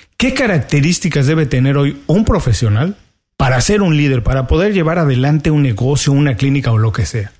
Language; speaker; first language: Spanish; native; Spanish